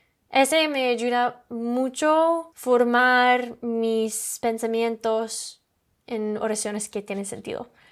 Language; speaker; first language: Spanish; non-native, fluent; English